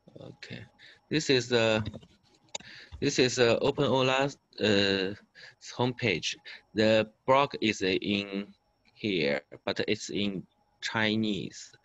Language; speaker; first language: English; non-native, learner; Chinese